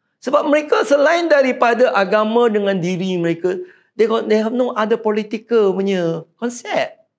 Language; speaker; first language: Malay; non-native, local second language; Chinese